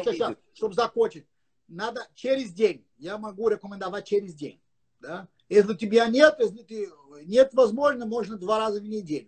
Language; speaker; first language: Russian; non-native, learner; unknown